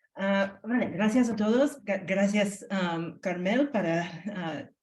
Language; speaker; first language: Spanish; non-native, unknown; English